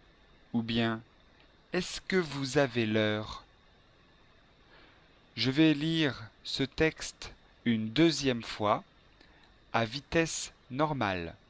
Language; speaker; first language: French; non-native, learner; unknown